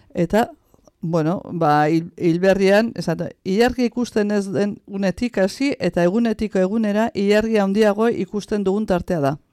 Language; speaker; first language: Basque; native; Basque